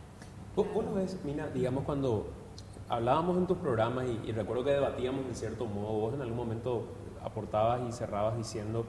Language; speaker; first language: Spanish; native; Spanish